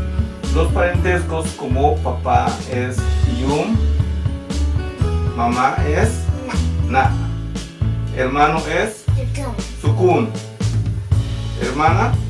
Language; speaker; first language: Spanish; non-native, local second language; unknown